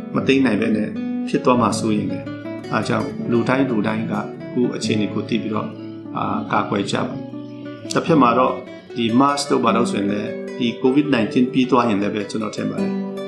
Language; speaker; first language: Burmese; non-native, local second language; Hakha Chin